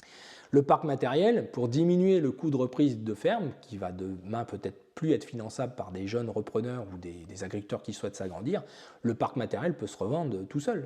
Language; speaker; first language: French; native; French